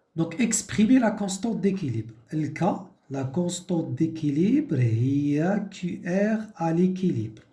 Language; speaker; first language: French; non-native, local second language; Arabic